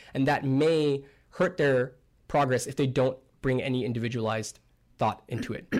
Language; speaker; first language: English; native; English